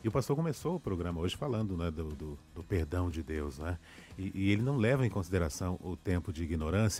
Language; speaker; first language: Portuguese; native; Portuguese